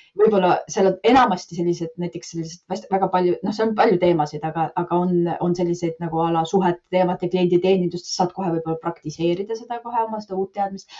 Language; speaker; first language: Estonian; non-native, local second language; Russian